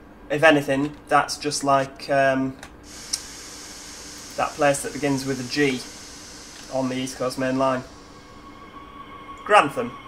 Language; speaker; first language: English; native; English